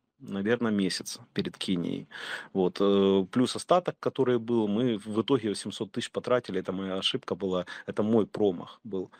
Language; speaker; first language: Russian; native; Russian